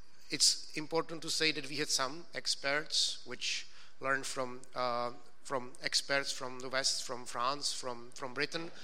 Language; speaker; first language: English; non-native, fluent; Czech